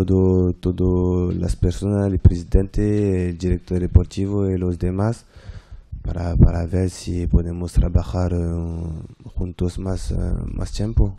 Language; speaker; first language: Spanish; non-native, fluent; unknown